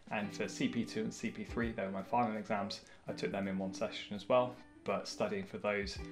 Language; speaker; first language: English; native; English